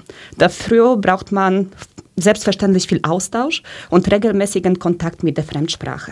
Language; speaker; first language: German; early bilingual, other home language; Polish